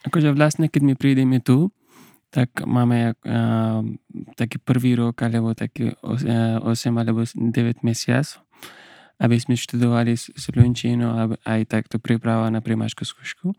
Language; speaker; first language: Slovak; non-native, learner; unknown